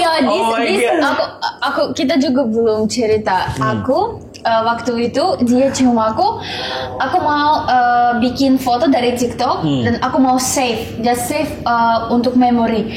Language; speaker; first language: Indonesian; non-native, learner; Russian